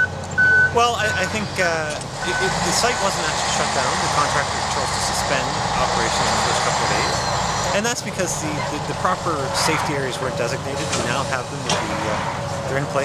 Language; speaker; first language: English; native; English